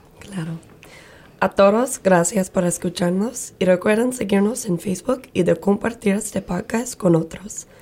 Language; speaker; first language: Spanish; non-native, learner; English